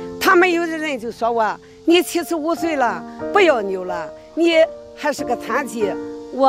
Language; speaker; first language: Chinese; native; Chinese